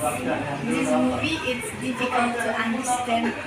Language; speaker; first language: English; non-native, learner; Indonesian